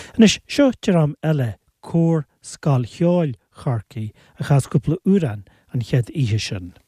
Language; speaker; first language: Irish; native; Irish